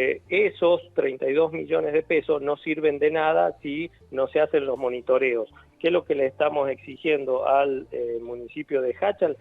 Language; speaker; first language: Spanish; native; Spanish